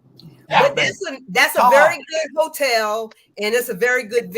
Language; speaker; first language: English; native; English